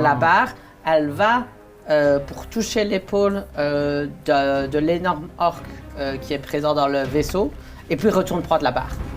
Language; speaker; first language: French; native; French